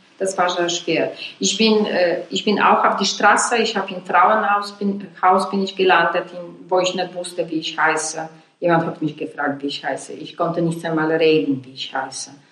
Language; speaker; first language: German; non-native, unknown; Polish